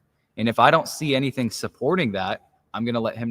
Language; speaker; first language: English; native; English